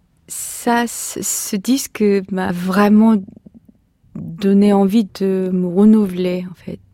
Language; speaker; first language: French; non-native, fluent; Korean